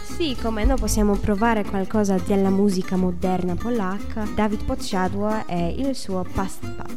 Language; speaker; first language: Italian; non-native, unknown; Polish